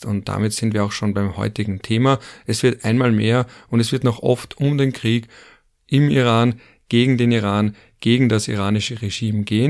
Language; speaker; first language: German; native; German